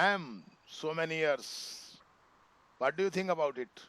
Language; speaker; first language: English; non-native, local second language; Hindi